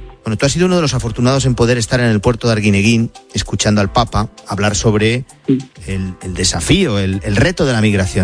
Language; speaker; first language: Spanish; native; Spanish